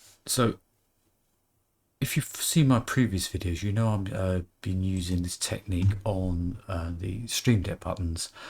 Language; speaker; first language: English; native; English